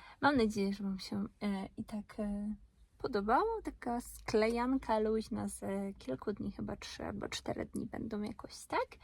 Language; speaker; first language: Polish; native; Polish